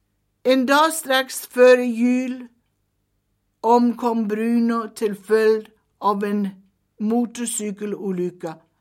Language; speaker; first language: Swedish; early bilingual, heritage; Swedish